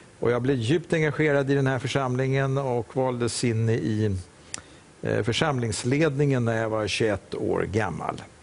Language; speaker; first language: Swedish; native; Swedish